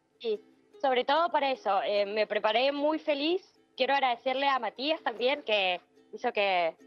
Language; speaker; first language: Spanish; native; Spanish